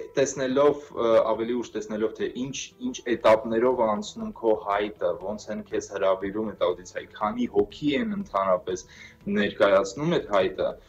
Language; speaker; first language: Armenian; native; Armenian